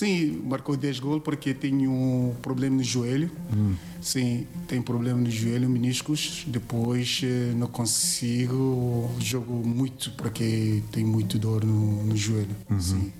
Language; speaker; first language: Portuguese; non-native, learner; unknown